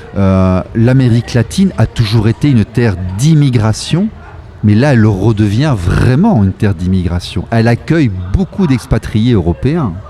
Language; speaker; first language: French; native; French